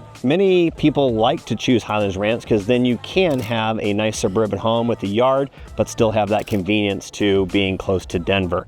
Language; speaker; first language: English; native; English